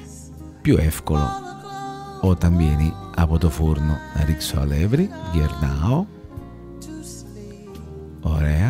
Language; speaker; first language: Greek; non-native, learner; Italian